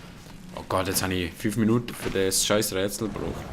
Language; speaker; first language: German; native; German